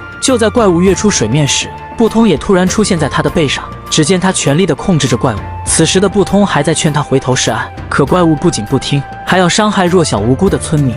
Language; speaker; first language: Chinese; native; Chinese